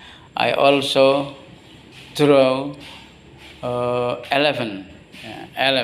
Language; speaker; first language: English; non-native, learner; Indonesian